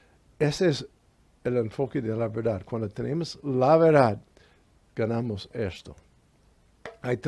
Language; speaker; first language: Spanish; non-native, fluent; English